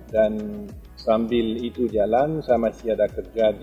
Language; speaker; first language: Indonesian; non-native, fluent; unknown